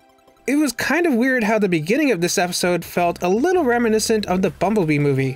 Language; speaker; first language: English; native; English